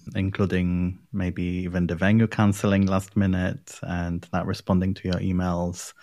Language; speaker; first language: English; non-native, fluent; Polish